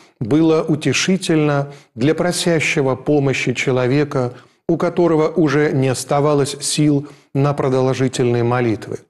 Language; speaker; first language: Russian; native; Russian